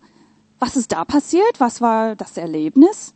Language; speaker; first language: German; non-native, fluent; English